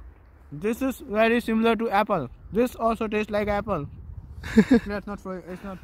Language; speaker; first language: English; non-native, local second language; Hindi